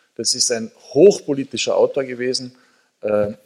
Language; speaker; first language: German; native; German